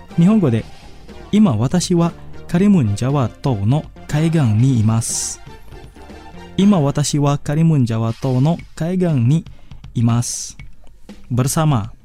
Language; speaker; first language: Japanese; non-native, fluent; Indonesian